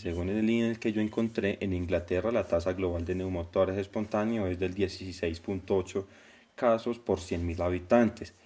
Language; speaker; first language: Spanish; native; Spanish